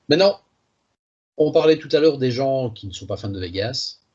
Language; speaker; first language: French; native; French